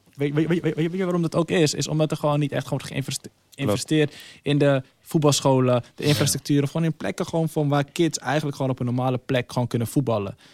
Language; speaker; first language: Dutch; early bilingual, other home language; Somali